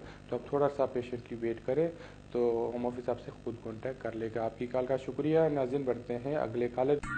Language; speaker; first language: Urdu; native; Urdu